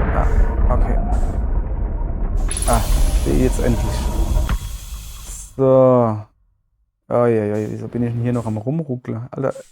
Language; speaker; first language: German; native; German